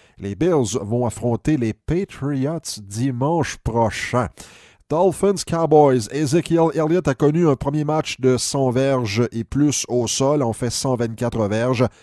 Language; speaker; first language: French; native; French